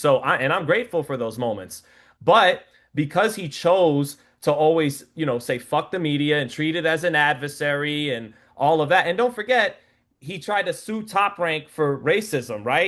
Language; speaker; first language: English; native; English